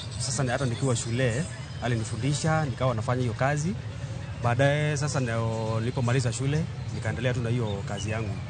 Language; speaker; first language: Swahili; non-native, local second language; Kamba